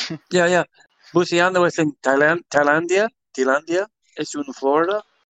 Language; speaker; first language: Spanish; non-native, learner; English